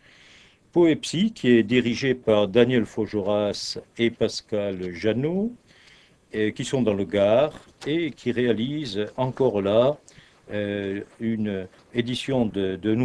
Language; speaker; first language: French; native; French